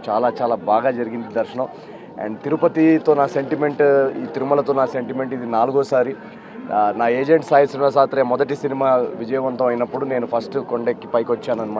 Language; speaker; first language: Telugu; native; Telugu